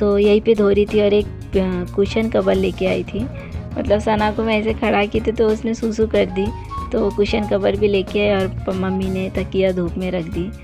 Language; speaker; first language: Hindi; non-native, local second language; Bangla